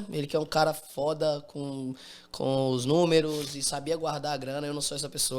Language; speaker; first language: Portuguese; native; Portuguese